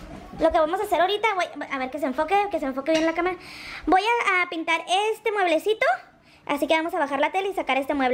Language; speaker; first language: Spanish; native; Spanish